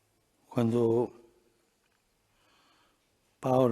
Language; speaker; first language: Italian; non-native, fluent; Spanish